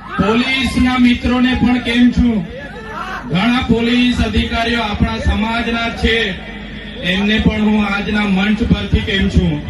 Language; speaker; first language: Gujarati; non-native, local second language; Vasavi